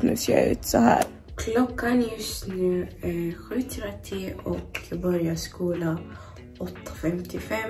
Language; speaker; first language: Swedish; non-native, fluent; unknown